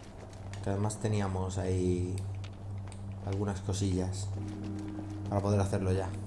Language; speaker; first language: Spanish; native; Spanish